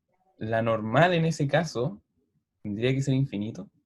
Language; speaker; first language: Spanish; native; Spanish